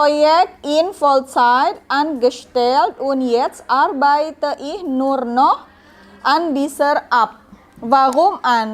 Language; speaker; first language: German; non-native, learner; Indonesian